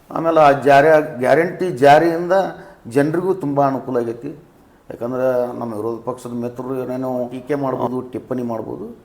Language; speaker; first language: Kannada; native; Kannada